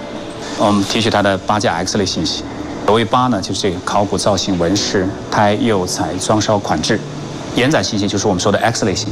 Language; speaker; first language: Chinese; native; Chinese